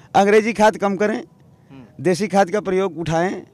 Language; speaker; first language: Hindi; native; Hindi